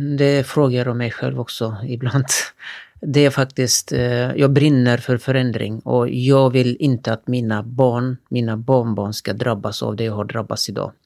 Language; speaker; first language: Swedish; non-native, fluent; Turkish